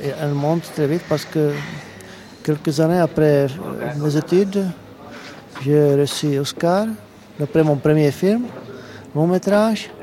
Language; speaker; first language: French; non-native, learner; Czech